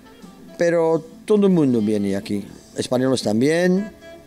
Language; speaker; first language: Spanish; non-native, learner; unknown